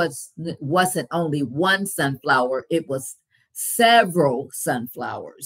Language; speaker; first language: English; native; English